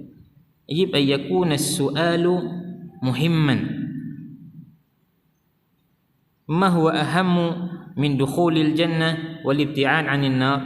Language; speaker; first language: Arabic; non-native, fluent; Malay